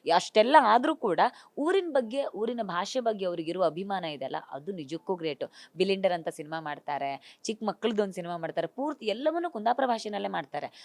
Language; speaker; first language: Kannada; native; Kannada